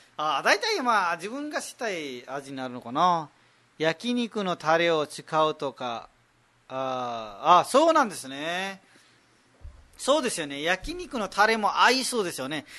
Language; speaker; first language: Japanese; non-native, fluent; Nepali